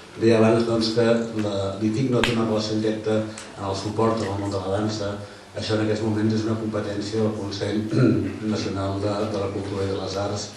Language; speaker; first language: Catalan; native; Catalan